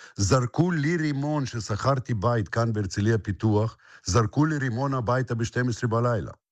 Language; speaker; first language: Hebrew; non-native, fluent; Russian